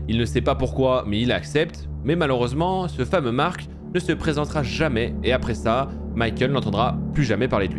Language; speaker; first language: French; native; French